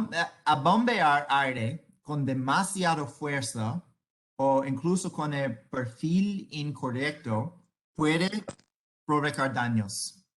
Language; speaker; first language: Spanish; non-native, learner; English